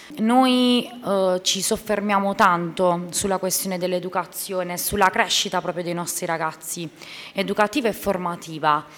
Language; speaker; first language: Italian; native; Italian